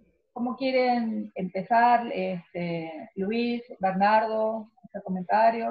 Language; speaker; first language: Spanish; native; Spanish